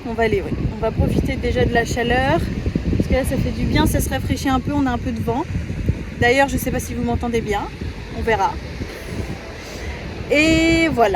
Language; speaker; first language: French; native; French